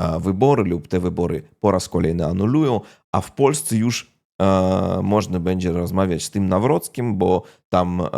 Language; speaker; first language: Polish; non-native, fluent; Russian